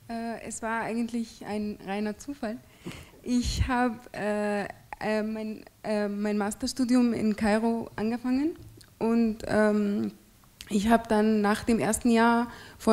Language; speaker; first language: German; non-native, fluent; Arabic